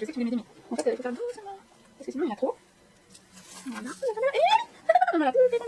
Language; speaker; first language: French; native; French